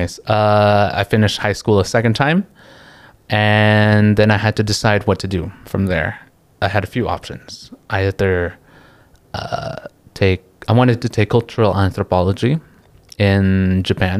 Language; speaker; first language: English; non-native, local second language; Filipino